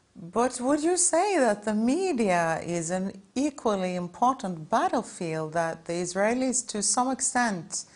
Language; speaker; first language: English; non-native, fluent; Norwegian